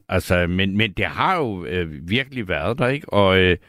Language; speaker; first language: Danish; native; Danish